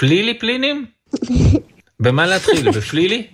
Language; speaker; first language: Hebrew; native; Hebrew